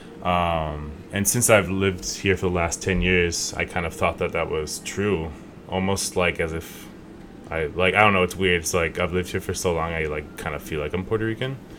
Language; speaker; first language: English; native; English